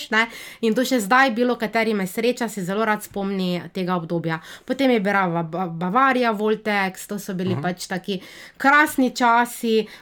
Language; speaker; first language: Slovenian; native; Slovenian